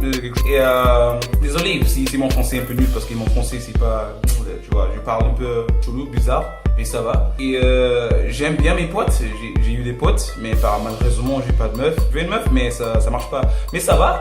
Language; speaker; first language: French; non-native, learner; English